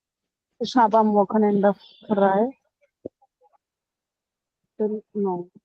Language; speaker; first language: German; non-native, learner; Hindi